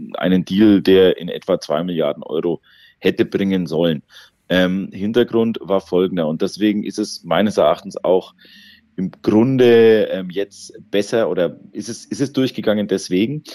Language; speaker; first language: German; native; German